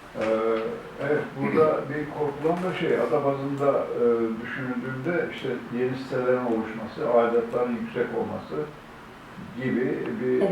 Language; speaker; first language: Turkish; native; Turkish